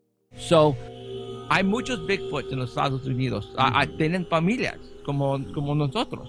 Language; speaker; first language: Spanish; early bilingual, heritage; Spanish